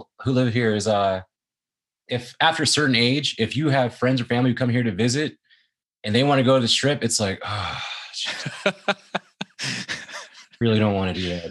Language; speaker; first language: English; native; English